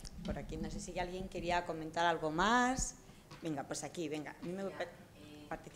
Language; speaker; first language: Spanish; native; Spanish